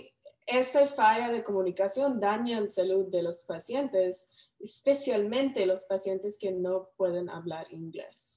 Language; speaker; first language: Spanish; non-native, learner; English